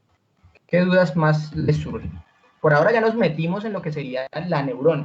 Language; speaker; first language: Spanish; native; Spanish